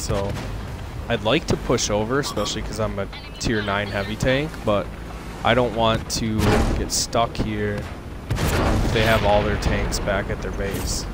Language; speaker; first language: English; native; English